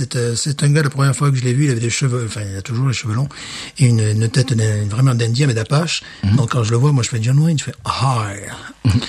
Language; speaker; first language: French; native; French